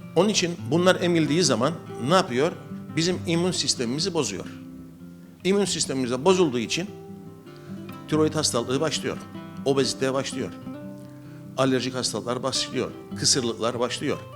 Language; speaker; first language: Turkish; native; Turkish